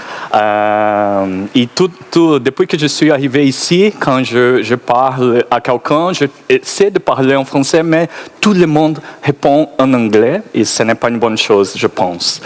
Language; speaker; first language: French; non-native, learner; Portuguese